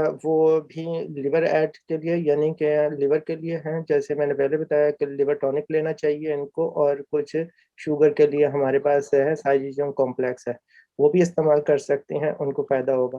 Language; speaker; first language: Urdu; native; Urdu